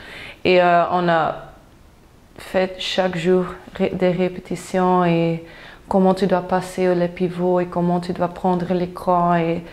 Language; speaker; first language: French; non-native, local second language; Dutch